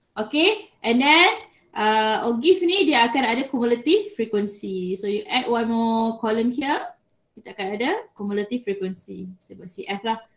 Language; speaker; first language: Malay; native; Malay